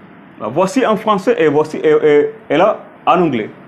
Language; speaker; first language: French; non-native, fluent; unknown